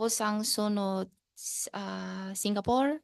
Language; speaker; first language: Filipino; non-native, learner; Chinese